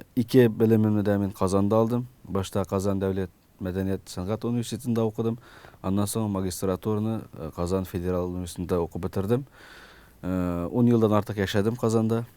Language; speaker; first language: Tatar; early bilingual, heritage; Tatar